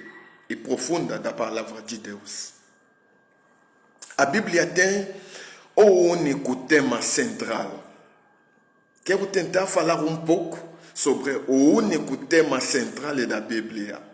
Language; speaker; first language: Portuguese; non-native, fluent; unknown